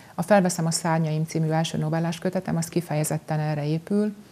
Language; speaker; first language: Hungarian; native; Hungarian